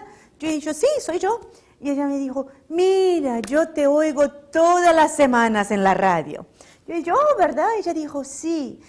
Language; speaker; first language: Spanish; non-native, fluent; Portuguese